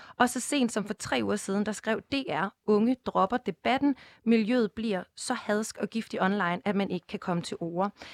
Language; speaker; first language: Danish; native; Danish